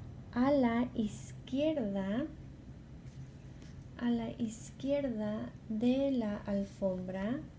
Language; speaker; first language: Spanish; non-native, fluent; English